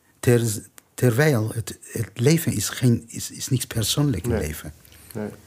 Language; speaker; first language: Dutch; non-native, learner; Persian